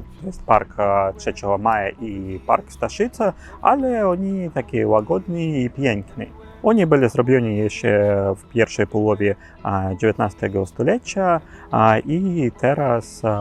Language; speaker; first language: Polish; non-native, learner; Ukrainian